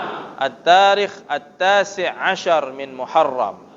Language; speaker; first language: Arabic; non-native, fluent; Indonesian